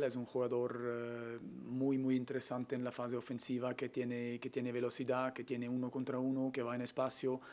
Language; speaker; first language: Spanish; non-native, fluent; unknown